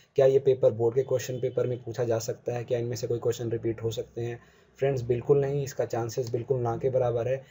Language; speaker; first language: Hindi; native; Hindi